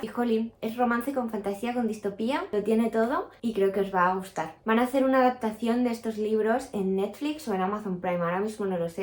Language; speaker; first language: Spanish; native; Spanish